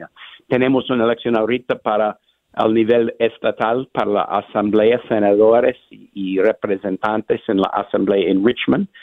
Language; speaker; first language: Spanish; non-native, fluent; English